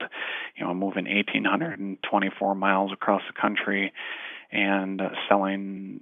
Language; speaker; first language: English; native; English